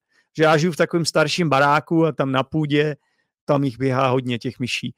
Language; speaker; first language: Czech; native; Czech